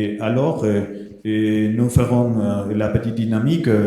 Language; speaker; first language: French; non-native, fluent; Spanish